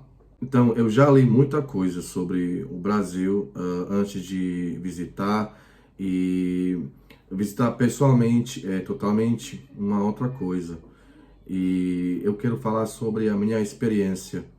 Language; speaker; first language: Portuguese; non-native, fluent; Croatian